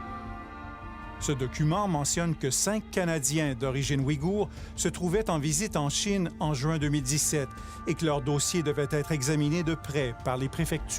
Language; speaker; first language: French; native; French